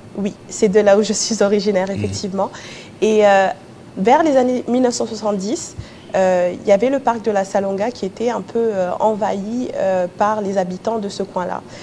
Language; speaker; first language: French; early bilingual, other home language; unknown